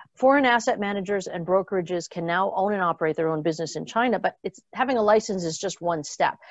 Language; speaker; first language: English; native; English